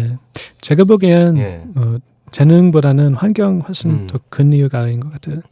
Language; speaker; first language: Korean; non-native, fluent; English